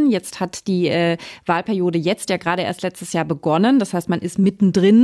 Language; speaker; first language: German; native; German